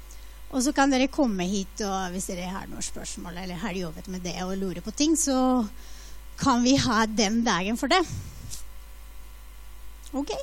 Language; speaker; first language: Norwegian; non-native, fluent; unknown